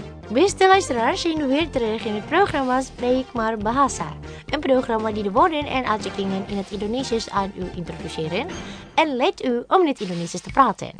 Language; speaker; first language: Dutch; non-native, fluent; Indonesian